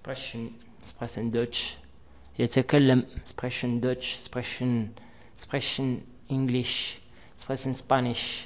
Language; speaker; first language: German; non-native, learner; Arabic